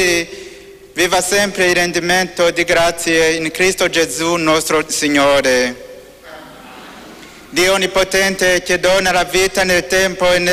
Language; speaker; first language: Italian; non-native, learner; Rundi